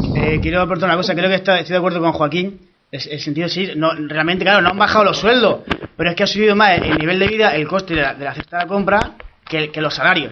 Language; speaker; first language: Spanish; native; Spanish